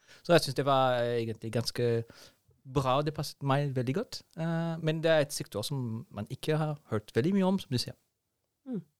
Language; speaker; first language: Norwegian; non-native, fluent; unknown